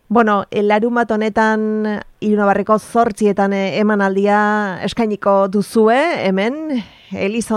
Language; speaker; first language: Basque; native; Basque